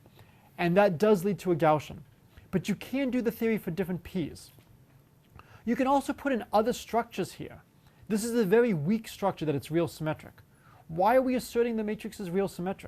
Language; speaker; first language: English; native; English